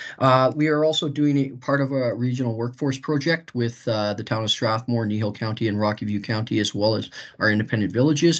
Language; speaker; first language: English; native; English